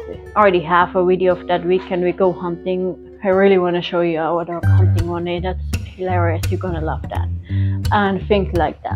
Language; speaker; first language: English; non-native, fluent; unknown